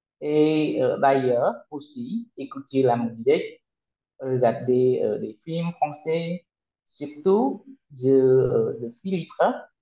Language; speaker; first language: French; non-native, learner; Khmer